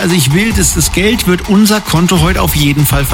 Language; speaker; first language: German; native; German